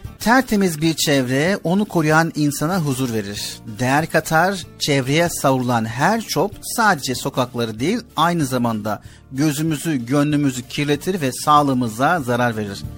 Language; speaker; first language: Turkish; native; Turkish